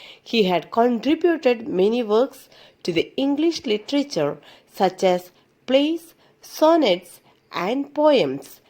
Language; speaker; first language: English; non-native, local second language; Malayalam